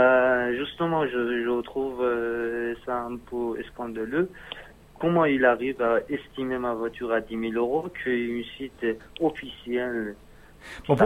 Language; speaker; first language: French; non-native, learner; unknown